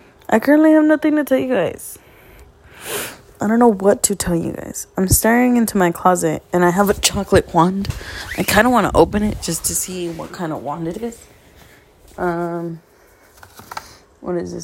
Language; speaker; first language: English; early bilingual, other home language; Spanish